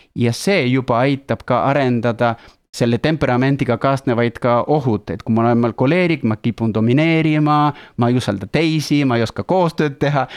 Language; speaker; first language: Estonian; non-native, fluent; Spanish